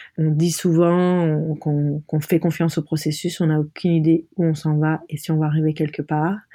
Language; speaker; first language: French; non-native, local second language; Arabic